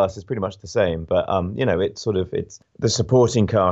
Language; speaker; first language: English; native; English